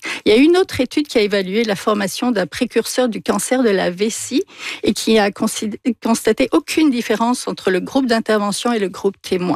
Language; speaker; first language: French; native; French